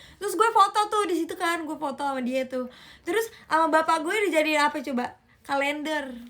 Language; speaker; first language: Indonesian; native; Indonesian